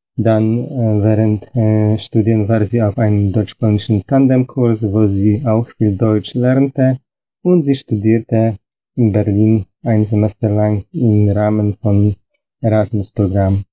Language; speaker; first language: German; non-native, fluent; Polish